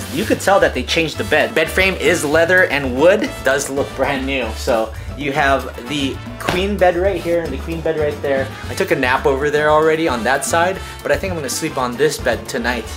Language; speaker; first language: English; native; English